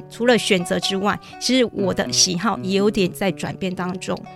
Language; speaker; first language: Chinese; native; Chinese